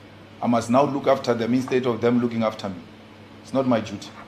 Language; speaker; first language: English; non-native, local second language; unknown